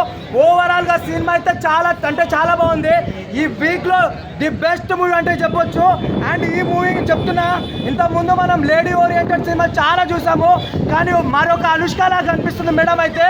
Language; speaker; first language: Telugu; native; Telugu